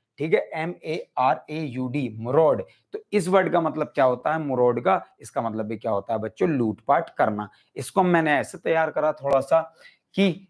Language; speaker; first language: Hindi; native; Hindi